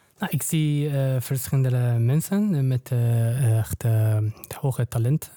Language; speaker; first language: Dutch; non-native, learner; Persian